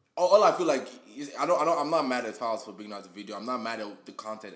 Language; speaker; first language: English; non-native, local second language; Yoruba